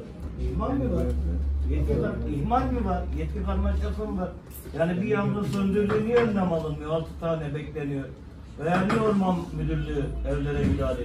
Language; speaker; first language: Turkish; native; Turkish